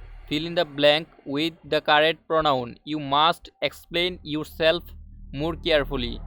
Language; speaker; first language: English; non-native, local second language; Bangla